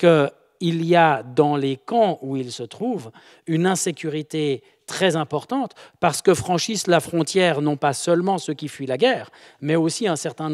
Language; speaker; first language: French; native; French